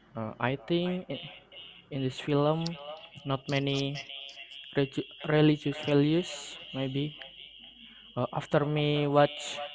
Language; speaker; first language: English; non-native, learner; Indonesian